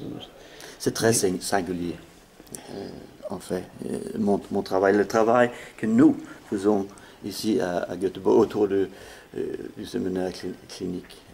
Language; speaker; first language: French; non-native, fluent; Swedish